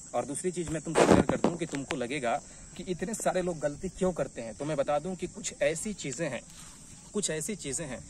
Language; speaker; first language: Hindi; native; Hindi